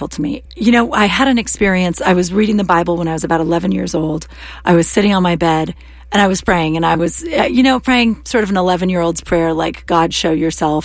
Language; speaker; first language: English; native; English